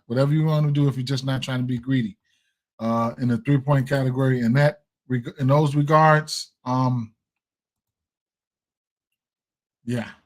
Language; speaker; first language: English; native; English